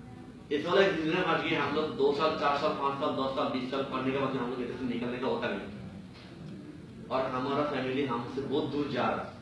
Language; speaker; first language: Hindi; non-native, learner; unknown